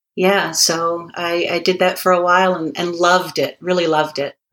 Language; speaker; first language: English; native; English